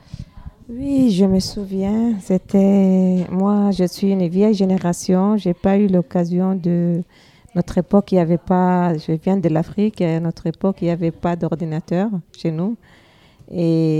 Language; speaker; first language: French; non-native, learner; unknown